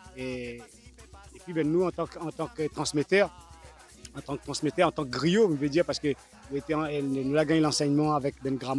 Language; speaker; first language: French; non-native, local second language; Réunion Creole French